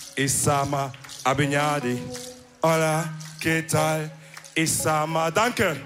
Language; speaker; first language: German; early bilingual, other home language; Wolof